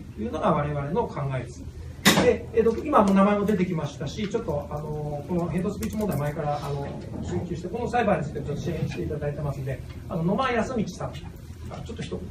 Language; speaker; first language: Japanese; native; Japanese